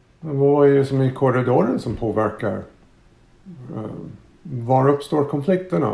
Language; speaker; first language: Swedish; non-native, fluent; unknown